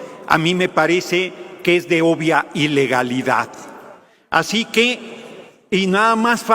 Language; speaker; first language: Spanish; native; Spanish